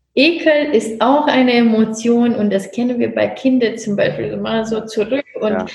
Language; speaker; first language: German; non-native, fluent; Romanian